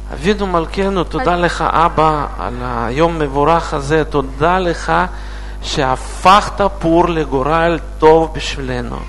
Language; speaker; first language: Hebrew; non-native, learner; Russian